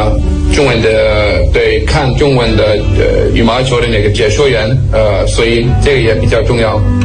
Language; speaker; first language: Chinese; non-native, fluent; Danish